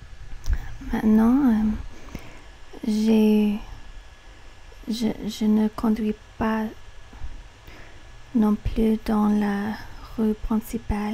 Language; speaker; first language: French; non-native, learner; English